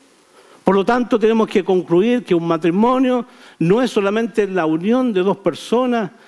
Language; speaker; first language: Spanish; native; Spanish